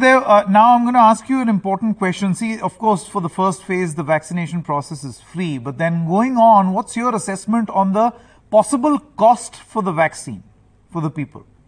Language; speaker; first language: English; non-native, local second language; Hindi